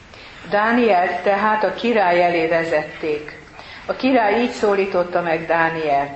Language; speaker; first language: Hungarian; native; Hungarian